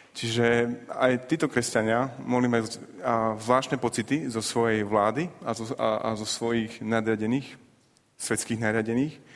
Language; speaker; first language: Slovak; native; Slovak